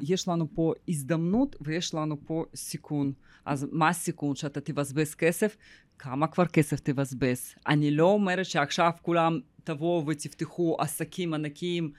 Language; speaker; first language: Hebrew; non-native, fluent; Russian